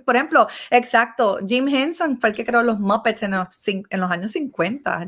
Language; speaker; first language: Spanish; native; Spanish